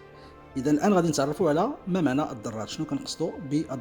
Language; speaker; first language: Arabic; native; Arabic